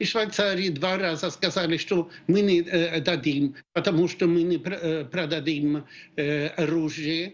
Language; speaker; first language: Russian; non-native, fluent; Swedish